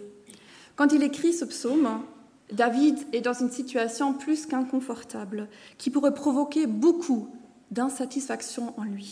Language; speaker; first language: French; non-native, fluent; German